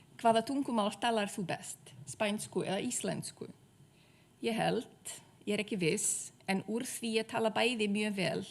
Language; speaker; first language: Icelandic; non-native, fluent; Czech